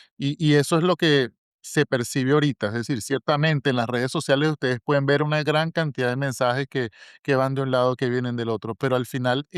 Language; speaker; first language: Spanish; native; Spanish